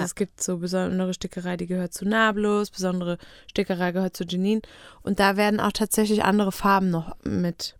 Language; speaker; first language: German; native; German